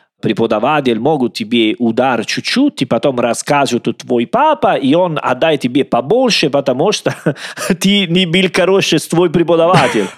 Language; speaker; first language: Russian; non-native, learner; Italian